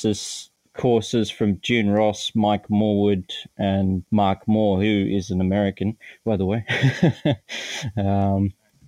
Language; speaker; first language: English; native; English